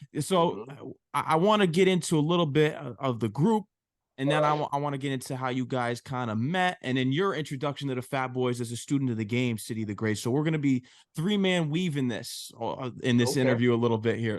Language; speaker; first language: English; native; English